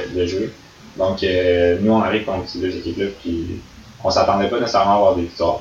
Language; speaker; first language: French; native; French